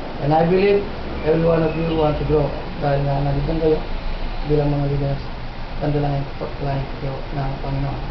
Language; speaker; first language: Filipino; native; Filipino